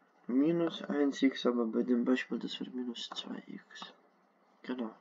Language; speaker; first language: German; non-native, fluent; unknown